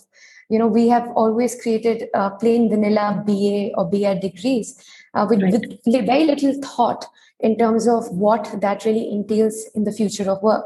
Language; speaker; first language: English; non-native, local second language; Hindi